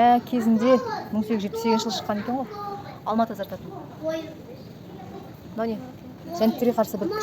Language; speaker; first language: Kazakh; native; Kazakh